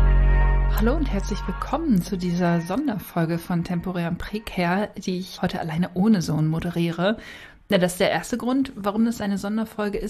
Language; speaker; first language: German; native; German